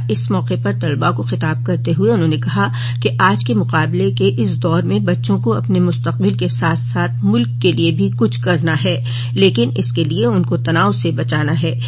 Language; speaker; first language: Urdu; native; Urdu